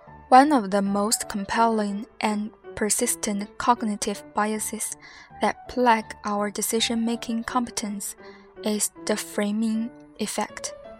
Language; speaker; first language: English; non-native, fluent; Chinese